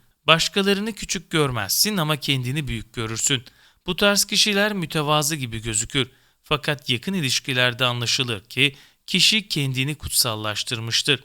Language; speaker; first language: Turkish; native; Turkish